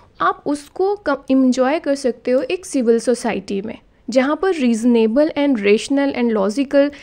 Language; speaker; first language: Hindi; native; Hindi